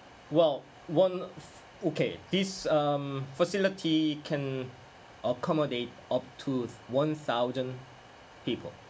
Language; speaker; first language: English; non-native, fluent; Korean